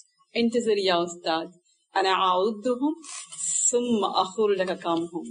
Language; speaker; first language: Arabic; non-native, learner; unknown